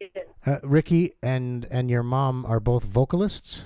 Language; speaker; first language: English; native; English